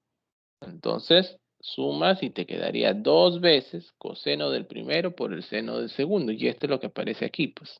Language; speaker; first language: Spanish; native; Spanish